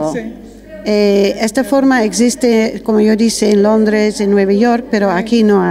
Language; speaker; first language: Spanish; non-native, learner; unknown